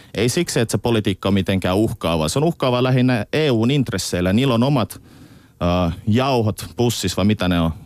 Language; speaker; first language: Finnish; early bilingual, other home language; Russian